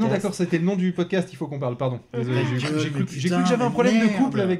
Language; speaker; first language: French; native; French